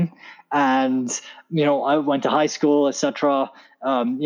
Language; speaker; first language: English; native; English